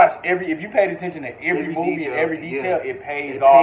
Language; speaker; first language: English; native; English